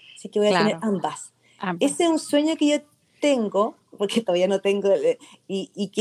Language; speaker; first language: Spanish; native; Spanish